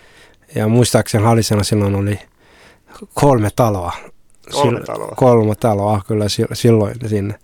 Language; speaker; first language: Finnish; non-native, fluent; Somali